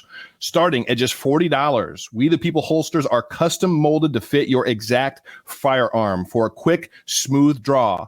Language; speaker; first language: English; native; English